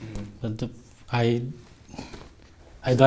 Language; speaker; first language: English; non-native, learner; Thai